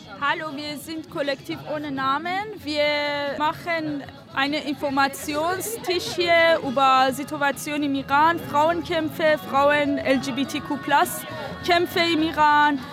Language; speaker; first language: German; non-native, fluent; Persian